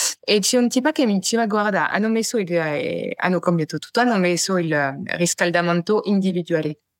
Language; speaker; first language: Italian; non-native, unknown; French